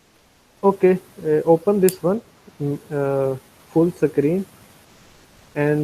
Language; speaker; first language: English; non-native, fluent; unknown